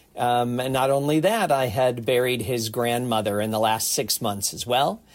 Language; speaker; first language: English; native; English